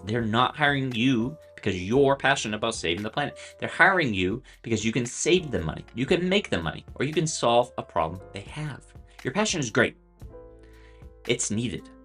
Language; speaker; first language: English; native; English